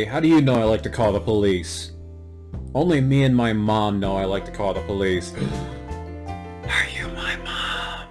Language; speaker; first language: English; native; English